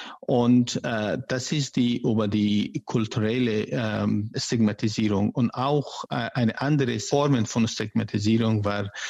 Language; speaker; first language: German; non-native, learner; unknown